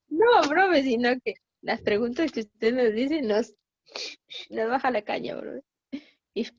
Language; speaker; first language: Spanish; native; Spanish